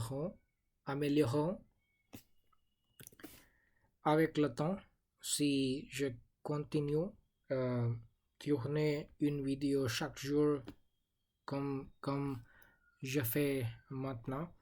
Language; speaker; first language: French; non-native, learner; English